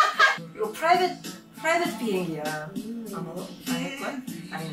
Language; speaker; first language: Korean; non-native, fluent; English